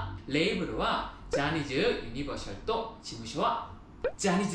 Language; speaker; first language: Japanese; non-native, fluent; Korean